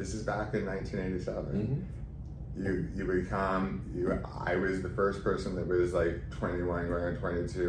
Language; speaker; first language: English; native; English